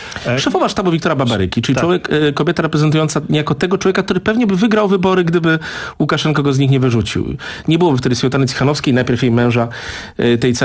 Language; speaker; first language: Polish; native; Polish